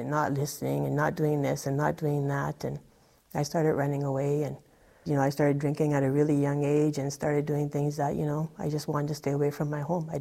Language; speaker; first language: English; native; English